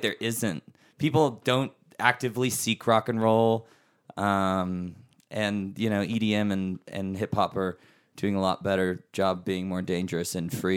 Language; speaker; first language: English; native; English